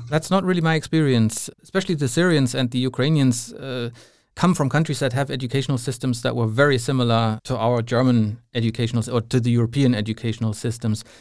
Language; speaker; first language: English; non-native, fluent; German